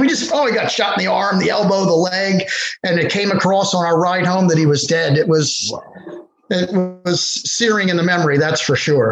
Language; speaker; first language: English; native; English